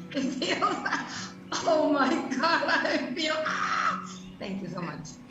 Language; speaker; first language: English; non-native, fluent; Spanish